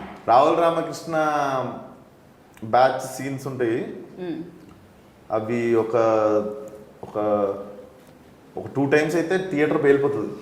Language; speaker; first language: Telugu; native; Telugu